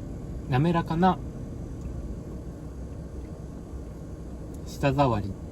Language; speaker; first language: Japanese; native; Japanese